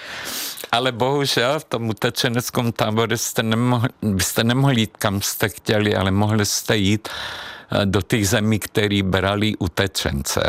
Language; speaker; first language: Czech; non-native, fluent; Hungarian